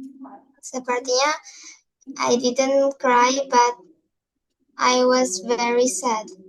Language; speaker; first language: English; non-native, learner; Indonesian